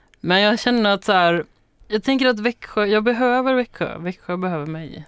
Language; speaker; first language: Swedish; native; Swedish